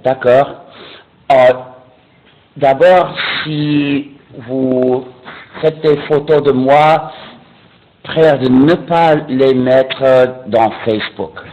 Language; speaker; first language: French; non-native, fluent; English